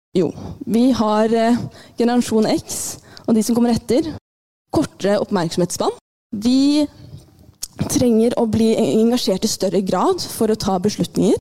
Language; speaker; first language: Norwegian; early bilingual, other home language; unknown